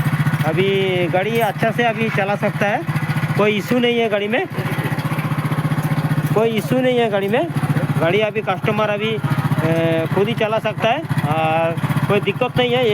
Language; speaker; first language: Hindi; non-native, local second language; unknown